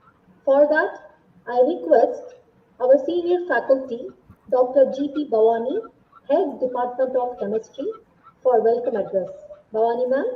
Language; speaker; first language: English; non-native, local second language; Tamil